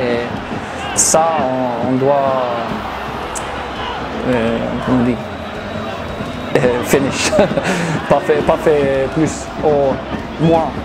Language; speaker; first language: French; non-native, learner; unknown